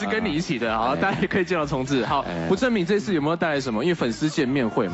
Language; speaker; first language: Chinese; native; Chinese